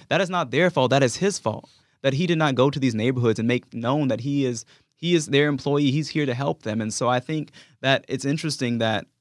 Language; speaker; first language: English; native; English